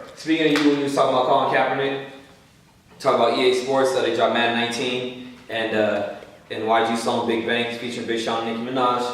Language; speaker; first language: English; native; English